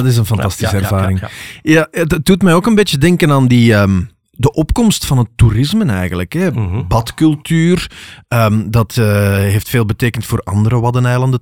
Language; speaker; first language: Dutch; native; Dutch